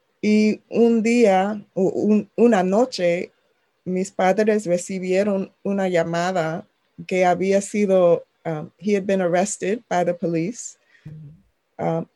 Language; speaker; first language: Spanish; non-native, fluent; English